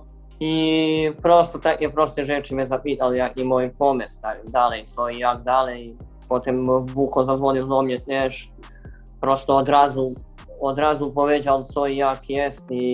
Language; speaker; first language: Polish; non-native, learner; Serbian